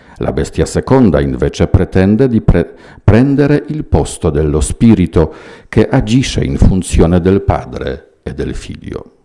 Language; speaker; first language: Italian; non-native, fluent; Polish